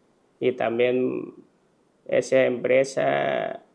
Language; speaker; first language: Spanish; non-native, learner; Chinese